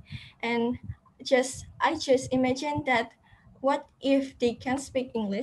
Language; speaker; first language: English; non-native, fluent; Indonesian